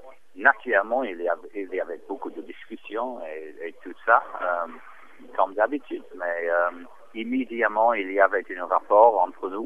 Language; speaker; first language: French; non-native, fluent; English